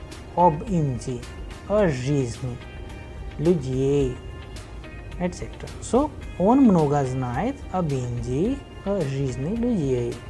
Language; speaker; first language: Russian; non-native, fluent; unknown